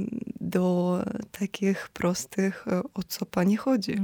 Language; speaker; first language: Polish; non-native, fluent; Ukrainian